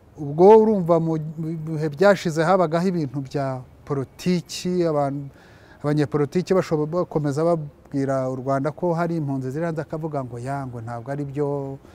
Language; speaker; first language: Kinyarwanda; early bilingual, heritage; Kinyarwanda